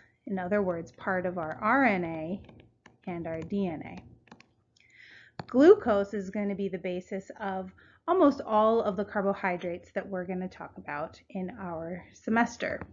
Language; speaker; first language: English; native; English